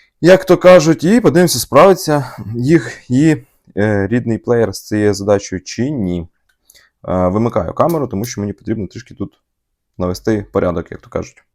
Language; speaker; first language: Ukrainian; non-native, local second language; Russian